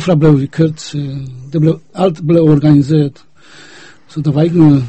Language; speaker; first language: Danish; non-native, fluent; Polish